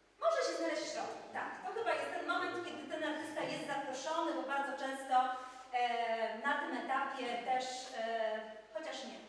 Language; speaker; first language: Polish; native; Polish